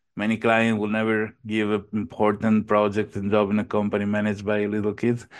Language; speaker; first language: English; non-native, fluent; Italian